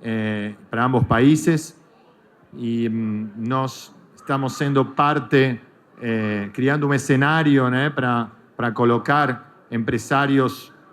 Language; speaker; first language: Portuguese; non-native, fluent; Spanish